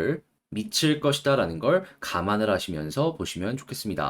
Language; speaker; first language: Korean; native; Korean